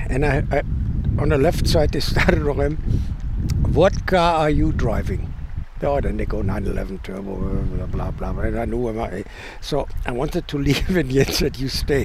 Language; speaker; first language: English; non-native, fluent; German